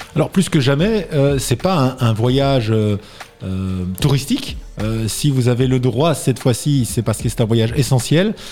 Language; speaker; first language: French; native; French